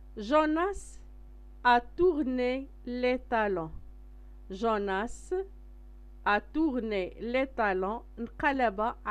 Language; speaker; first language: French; non-native, local second language; Arabic